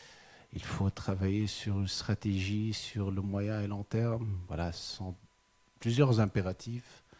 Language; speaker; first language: French; non-native, local second language; Arabic